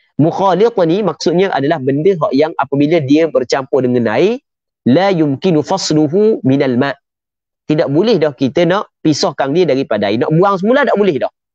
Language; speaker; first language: Malay; native; Malay